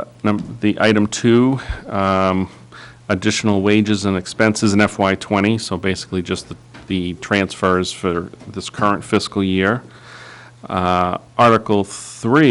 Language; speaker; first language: English; native; English